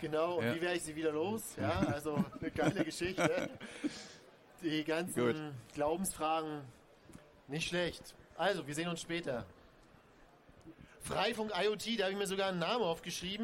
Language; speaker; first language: German; native; German